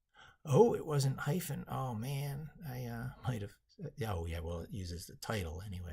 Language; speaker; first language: English; native; English